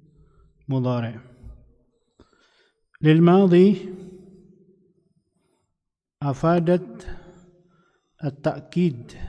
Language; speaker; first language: Arabic; non-native, fluent; Indonesian